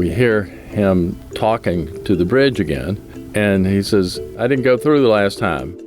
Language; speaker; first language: English; native; English